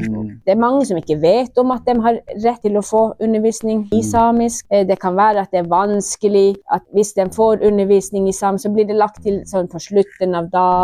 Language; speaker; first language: Norwegian; non-native, local second language; Northern Sami